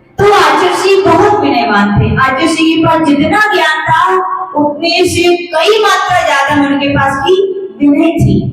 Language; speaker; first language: Hindi; native; Hindi